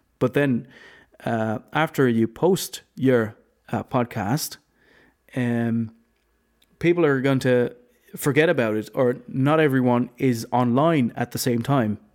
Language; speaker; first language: English; non-native, fluent; Low German